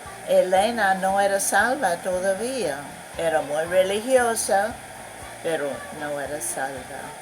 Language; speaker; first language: Spanish; non-native, fluent; English